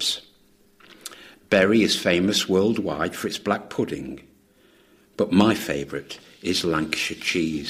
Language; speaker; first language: English; native; English